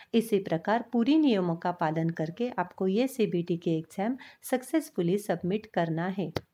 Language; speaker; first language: Hindi; non-native, local second language; Marathi